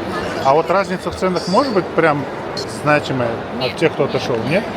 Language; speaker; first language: Russian; native; Russian